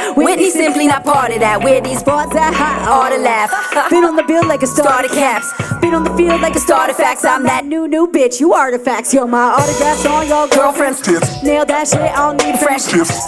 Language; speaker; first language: English; native; English